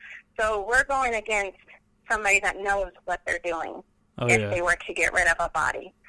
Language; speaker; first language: English; native; English